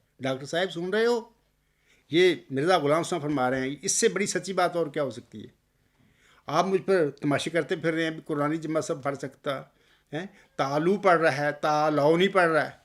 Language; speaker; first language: Urdu; non-native, local second language; Punjabi